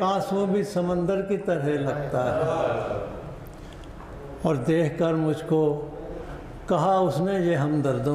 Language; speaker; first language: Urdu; non-native, local second language; Punjabi